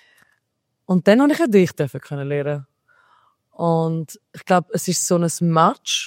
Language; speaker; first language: German; early bilingual, other home language; Albanian